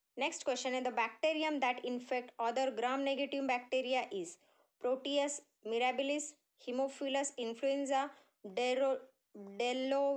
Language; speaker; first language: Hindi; non-native, local second language; Marathi